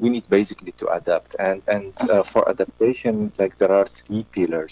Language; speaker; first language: English; non-native, fluent; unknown